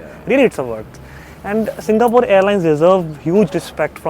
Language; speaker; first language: English; non-native, local second language; Hindi